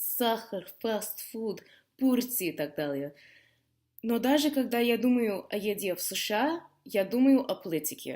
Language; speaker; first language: Russian; non-native, fluent; English